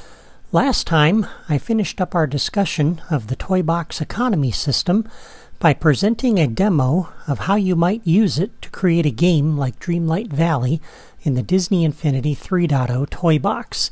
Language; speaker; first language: English; native; English